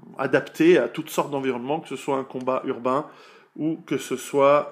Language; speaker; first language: French; native; French